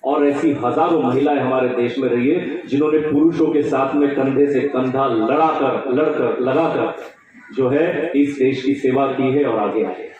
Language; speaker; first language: Hindi; non-native, local second language; Marathi